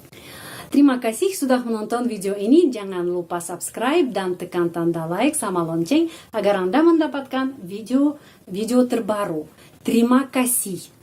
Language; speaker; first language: Indonesian; non-native, fluent; Russian